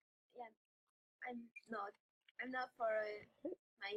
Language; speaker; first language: English; non-native, learner; Japanese